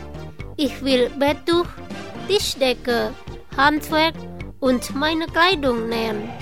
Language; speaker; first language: German; non-native, fluent; Indonesian